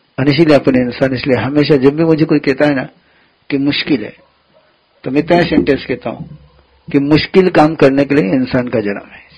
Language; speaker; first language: Hindi; non-native, local second language; Gujarati